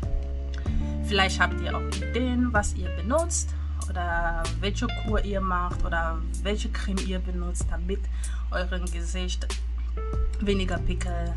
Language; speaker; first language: German; non-native, fluent; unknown